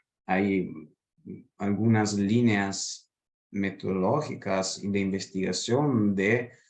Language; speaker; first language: Spanish; non-native, fluent; Italian